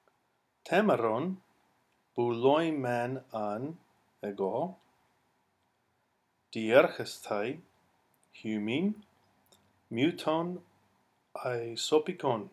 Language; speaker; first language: Greek; non-native, fluent; English